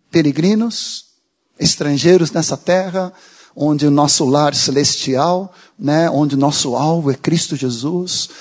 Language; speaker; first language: Portuguese; non-native, fluent; Swedish